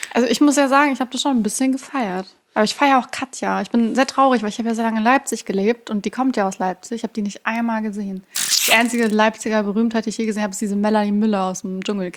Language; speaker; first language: German; early bilingual, other home language; Persian